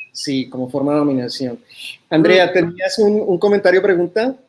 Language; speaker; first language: Spanish; native; Spanish